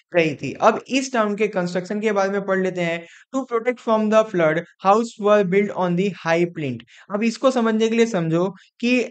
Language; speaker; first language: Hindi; non-native, local second language; Gujarati